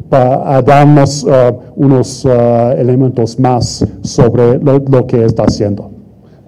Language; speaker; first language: Spanish; non-native, fluent; English